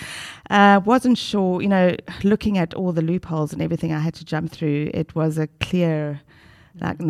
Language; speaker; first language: English; native; English